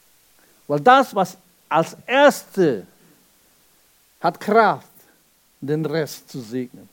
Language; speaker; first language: German; non-native, fluent; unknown